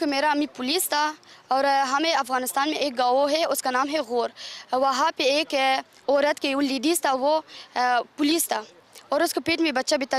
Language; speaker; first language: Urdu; non-native, learner; Persian